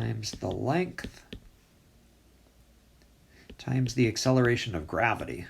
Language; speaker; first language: English; native; English